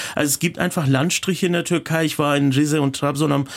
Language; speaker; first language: German; early bilingual, other home language; Turkish